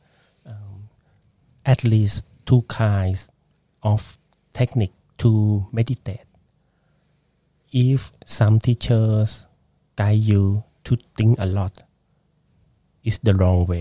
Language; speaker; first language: English; non-native, learner; Thai